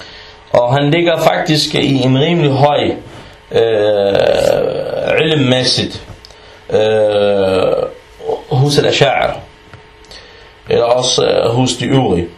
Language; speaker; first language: Danish; early bilingual, other home language; Arabic